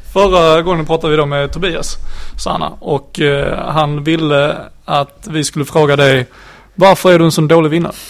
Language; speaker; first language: Swedish; native; Swedish